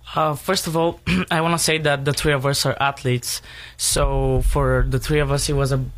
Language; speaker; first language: English; non-native, fluent; Bulgarian